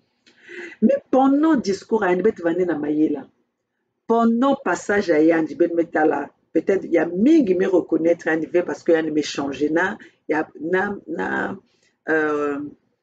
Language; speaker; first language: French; non-native, local second language; Kongo